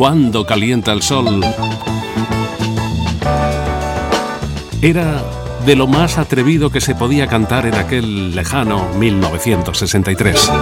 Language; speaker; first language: Spanish; native; Spanish